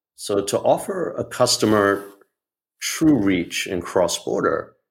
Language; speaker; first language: English; non-native, local second language; Hindi